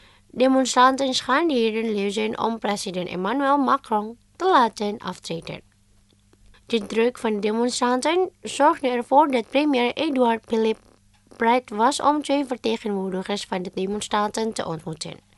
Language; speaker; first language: Dutch; non-native, fluent; Indonesian